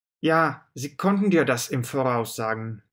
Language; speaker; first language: German; non-native, fluent; Russian